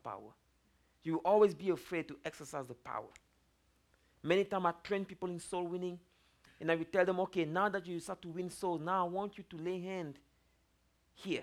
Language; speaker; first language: English; non-native, local second language; French